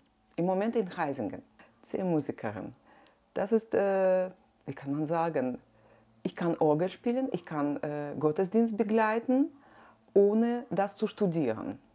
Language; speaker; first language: German; non-native, fluent; Russian